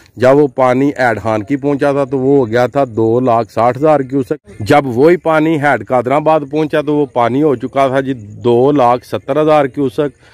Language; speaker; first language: Urdu; non-native, local second language; Punjabi